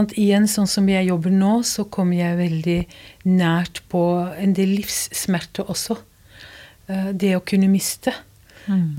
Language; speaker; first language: Norwegian; non-native, fluent; Dutch